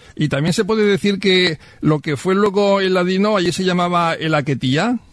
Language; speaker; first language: Spanish; native; Spanish